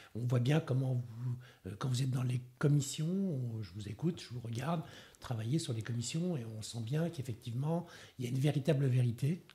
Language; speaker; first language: French; native; French